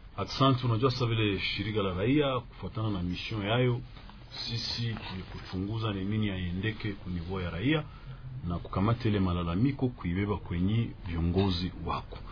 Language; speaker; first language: Swahili; native; Swahili